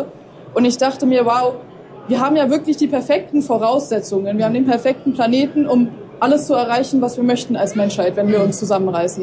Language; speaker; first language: German; native; German